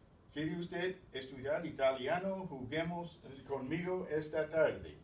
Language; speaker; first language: Spanish; non-native, fluent; English